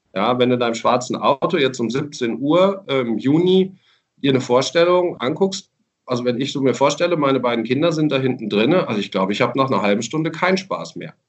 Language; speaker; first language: German; native; German